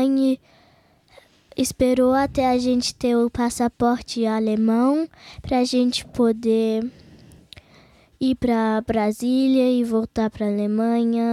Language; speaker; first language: Portuguese; early bilingual, heritage; Portuguese